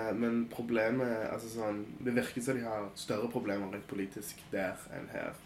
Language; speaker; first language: Norwegian; early bilingual, other home language; Polish